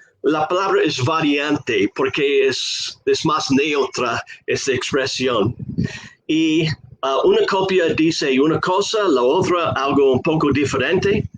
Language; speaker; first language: Spanish; non-native, fluent; English